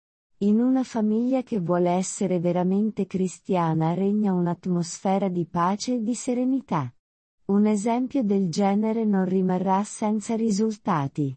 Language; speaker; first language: Italian; native; Italian